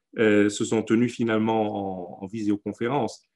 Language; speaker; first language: French; non-native, fluent; German